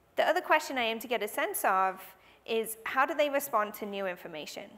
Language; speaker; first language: English; native; English